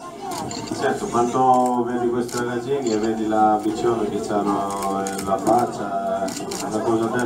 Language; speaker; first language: Italian; non-native, learner; Greek